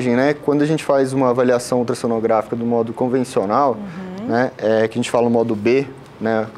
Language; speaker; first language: Portuguese; native; Portuguese